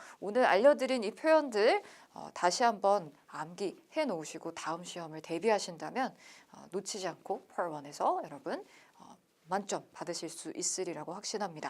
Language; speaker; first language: Korean; native; Korean